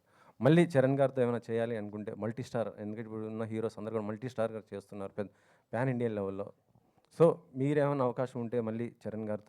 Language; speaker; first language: Telugu; native; Telugu